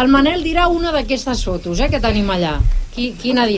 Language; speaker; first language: Catalan; native; Catalan